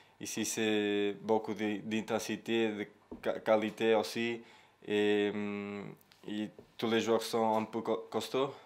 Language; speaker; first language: French; non-native, learner; Portuguese